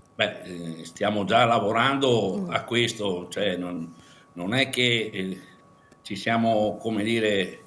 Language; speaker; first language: Italian; native; Italian